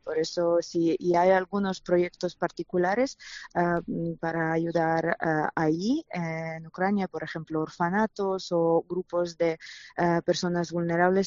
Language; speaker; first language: Spanish; non-native, fluent; Ukrainian